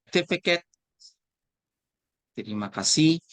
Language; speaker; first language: Indonesian; non-native, learner; Filipino